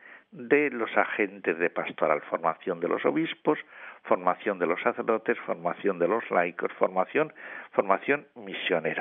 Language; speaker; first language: Spanish; native; Spanish